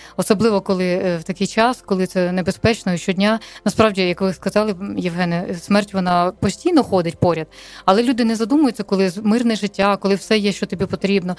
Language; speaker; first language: Ukrainian; non-native, local second language; Russian